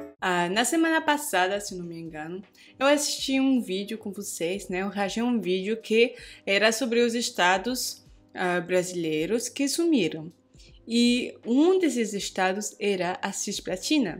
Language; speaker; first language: Portuguese; non-native, fluent; French